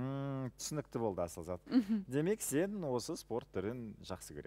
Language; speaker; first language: Kazakh; native; Kazakh